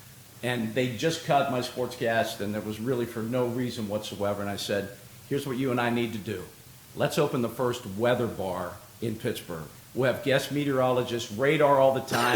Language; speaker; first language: English; native; English